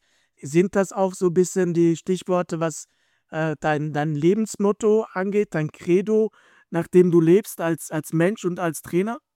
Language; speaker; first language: German; native; German